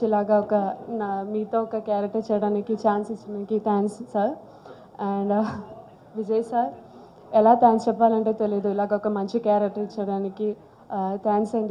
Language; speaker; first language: Telugu; non-native, learner; Malayalam